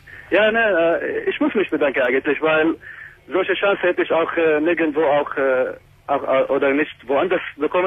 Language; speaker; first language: German; non-native, fluent; Arabic